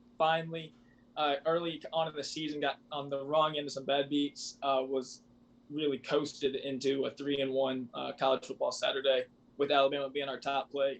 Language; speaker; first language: English; native; English